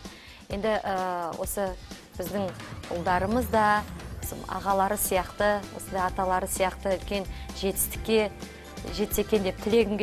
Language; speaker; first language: Kazakh; native; Kazakh